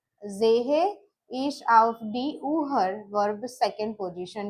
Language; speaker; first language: German; non-native, learner; Gujarati